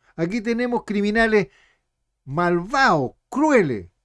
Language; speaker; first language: Spanish; native; Spanish